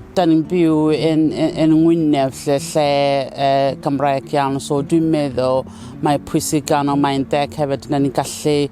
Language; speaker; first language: Welsh; non-native, learner; Southern Sotho